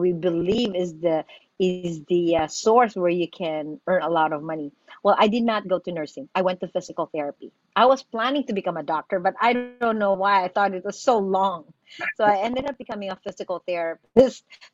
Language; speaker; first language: English; non-native, local second language; Filipino